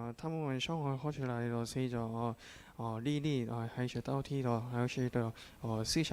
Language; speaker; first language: Chinese; non-native, learner; Korean